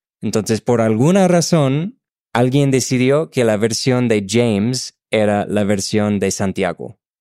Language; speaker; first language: Spanish; non-native, fluent; English